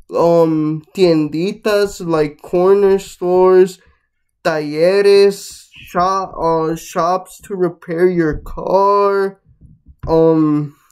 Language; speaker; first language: English; non-native, fluent; Spanish